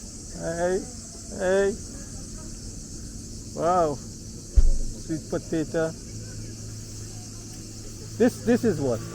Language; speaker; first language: English; non-native, learner; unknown